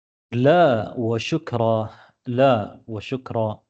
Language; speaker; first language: Arabic; non-native, fluent; Tamil